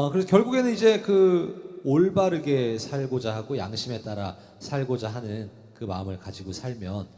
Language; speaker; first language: Korean; native; Korean